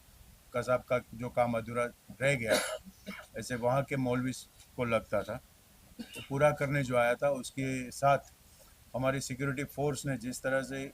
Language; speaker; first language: Hindi; native; Hindi